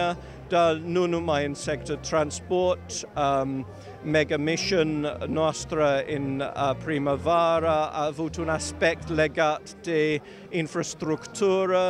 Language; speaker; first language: Romanian; non-native, learner; English